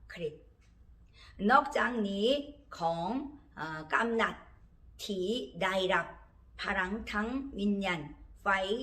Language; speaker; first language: Thai; non-native, learner; Korean